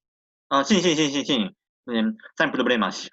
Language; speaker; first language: Portuguese; non-native, learner; Japanese